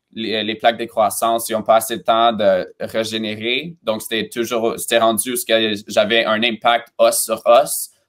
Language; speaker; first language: French; early bilingual, other home language; Romanian